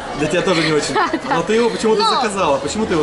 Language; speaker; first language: Russian; native; Russian